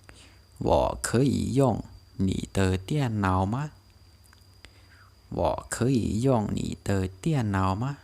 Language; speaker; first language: Chinese; non-native, learner; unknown